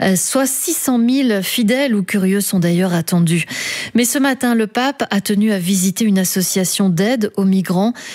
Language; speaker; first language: French; native; French